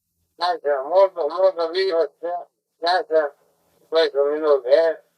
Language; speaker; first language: Italian; non-native, learner; Greek